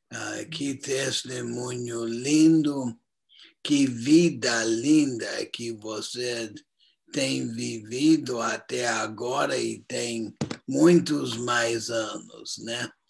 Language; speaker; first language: Portuguese; non-native, fluent; English